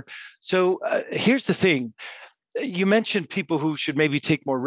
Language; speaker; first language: English; native; English